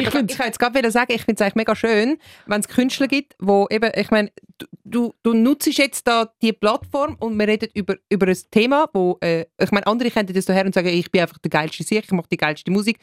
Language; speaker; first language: German; native; German